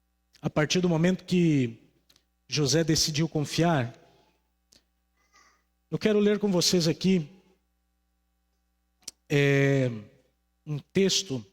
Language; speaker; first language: Portuguese; native; Portuguese